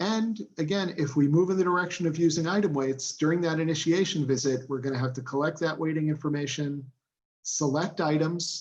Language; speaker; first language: English; non-native, fluent; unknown